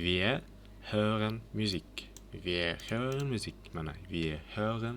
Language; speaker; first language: German; non-native, learner; Uzbek